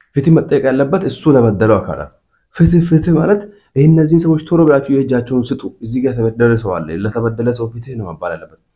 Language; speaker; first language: Amharic; non-native, local second language; Hadiyya